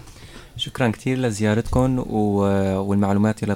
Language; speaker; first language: Arabic; native; Arabic